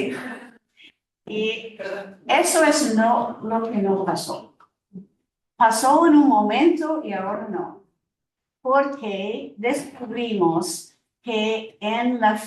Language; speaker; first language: Spanish; non-native, fluent; English